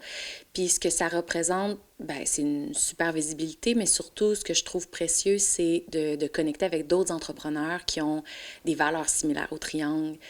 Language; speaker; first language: French; native; French